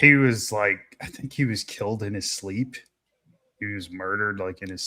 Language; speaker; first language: English; native; English